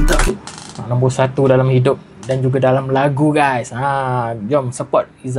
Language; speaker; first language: Malay; native; Malay